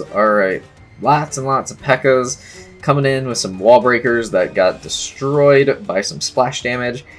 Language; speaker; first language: English; native; English